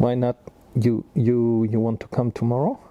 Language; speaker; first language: English; non-native, learner; French